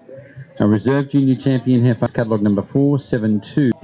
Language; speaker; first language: English; native; English